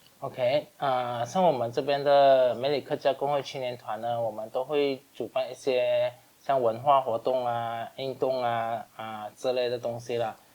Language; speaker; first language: Chinese; native; Chinese